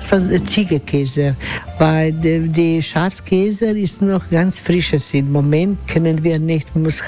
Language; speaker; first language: German; non-native, learner; Croatian